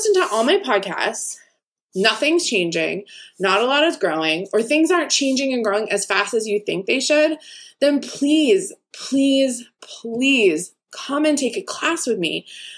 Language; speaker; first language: English; native; English